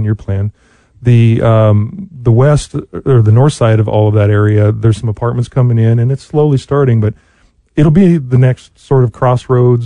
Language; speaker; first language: English; native; English